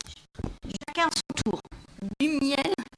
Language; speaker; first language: French; native; French